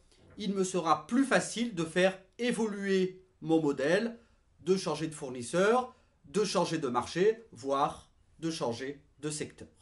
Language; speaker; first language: French; native; French